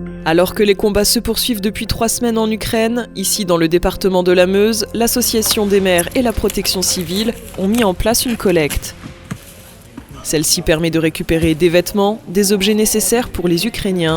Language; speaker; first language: French; native; French